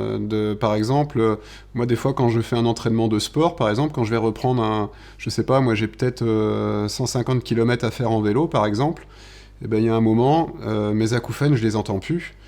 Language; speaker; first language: French; native; French